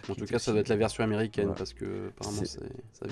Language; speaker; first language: French; native; French